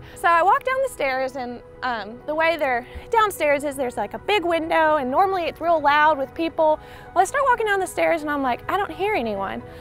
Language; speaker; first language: English; native; English